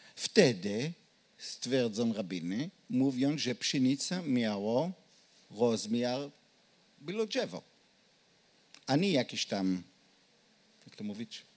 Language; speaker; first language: Polish; non-native, learner; Hebrew